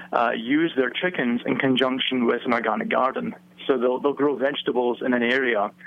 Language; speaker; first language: English; native; English